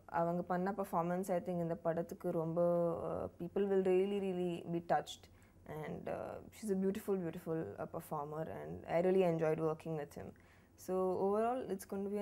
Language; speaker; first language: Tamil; non-native, learner; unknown